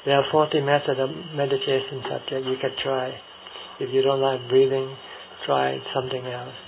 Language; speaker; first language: English; non-native, fluent; Thai